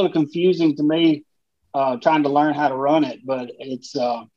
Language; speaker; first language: English; native; English